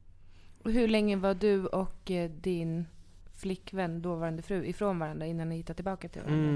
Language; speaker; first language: Swedish; native; Swedish